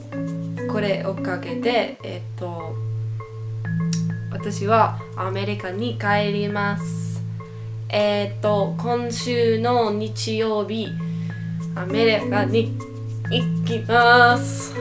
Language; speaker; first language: Japanese; non-native, learner; English